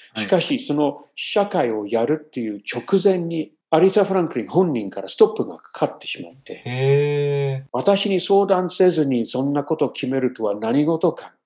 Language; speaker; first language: Japanese; non-native, fluent; English